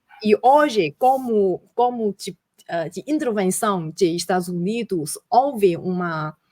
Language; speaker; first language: Portuguese; non-native, fluent; Chinese